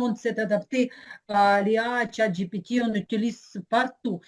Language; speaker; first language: French; non-native, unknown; Ukrainian